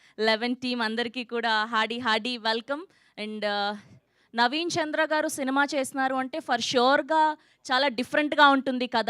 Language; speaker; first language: Telugu; native; Telugu